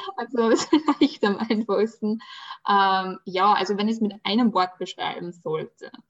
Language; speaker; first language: German; early bilingual, other home language; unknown